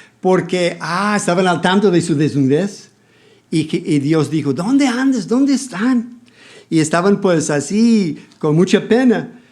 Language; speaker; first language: Spanish; non-native, fluent; English